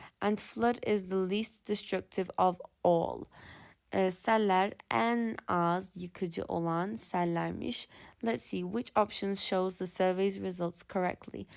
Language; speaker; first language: English; non-native, fluent; Turkish